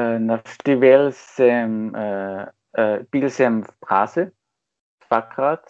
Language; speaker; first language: Czech; non-native, learner; German